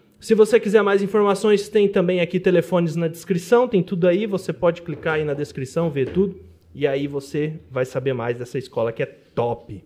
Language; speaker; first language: Portuguese; native; Portuguese